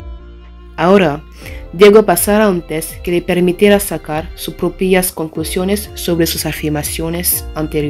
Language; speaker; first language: Spanish; non-native, learner; French